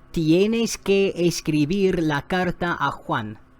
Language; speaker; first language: Spanish; non-native, fluent; English